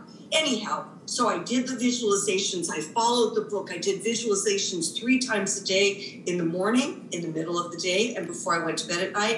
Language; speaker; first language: English; native; English